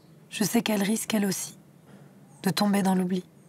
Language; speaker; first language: French; native; French